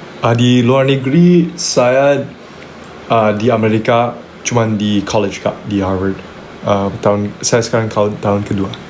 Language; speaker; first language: Indonesian; non-native, local second language; English